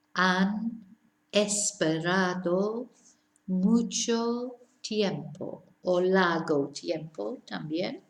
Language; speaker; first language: Spanish; non-native, fluent; English